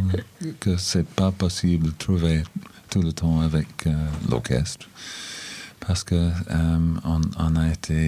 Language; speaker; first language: French; non-native, learner; English